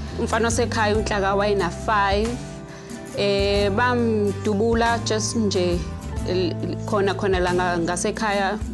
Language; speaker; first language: Zulu; native; Zulu